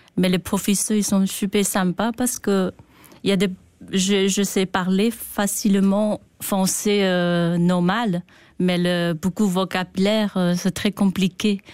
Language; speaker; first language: French; non-native, learner; Chinese